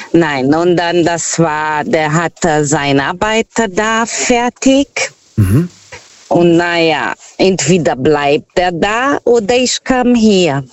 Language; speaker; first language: German; non-native, fluent; Portuguese